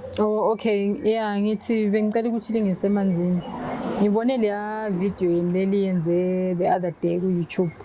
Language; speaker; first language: Zulu; native; Zulu